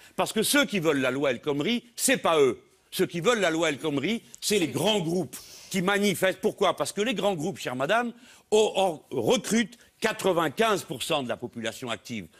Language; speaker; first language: French; native; French